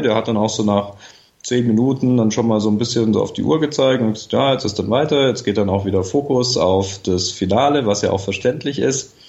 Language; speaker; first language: German; native; German